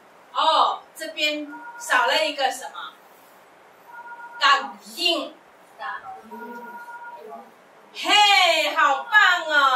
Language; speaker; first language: Chinese; non-native, local second language; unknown